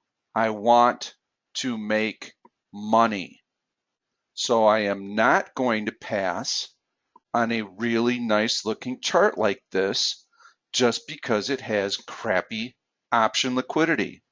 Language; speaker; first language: English; native; English